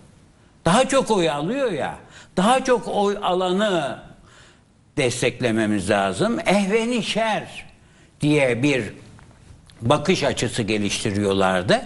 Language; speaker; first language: Turkish; native; Turkish